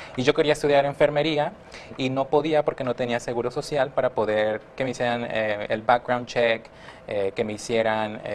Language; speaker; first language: Spanish; early bilingual, heritage; Spanish